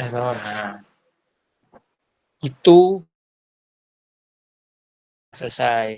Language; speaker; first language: Indonesian; non-native, local second language; Javanese